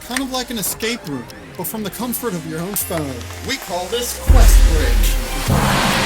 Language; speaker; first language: English; native; English